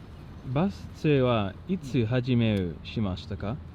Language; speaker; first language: Japanese; non-native, learner; English